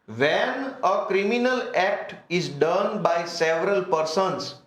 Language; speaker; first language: English; non-native, local second language; Gujarati